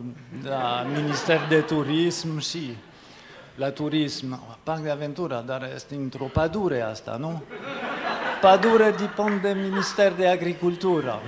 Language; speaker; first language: Romanian; non-native, fluent; French